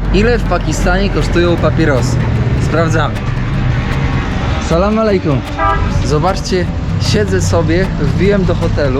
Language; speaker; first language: Polish; native; Polish